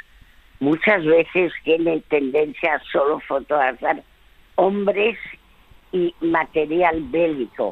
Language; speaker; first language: Spanish; early bilingual, other home language; French